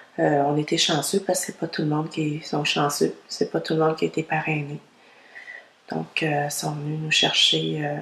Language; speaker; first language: French; early bilingual, other home language; Vietnamese